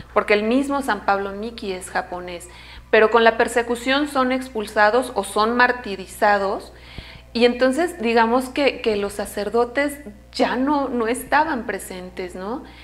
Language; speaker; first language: Spanish; native; Spanish